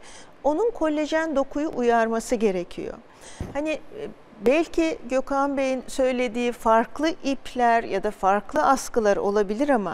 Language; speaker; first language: Turkish; native; Turkish